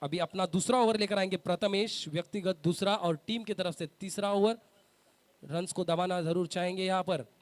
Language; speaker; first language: Hindi; non-native, local second language; Marathi